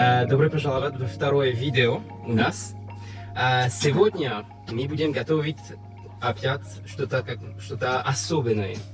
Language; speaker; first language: Russian; non-native, learner; French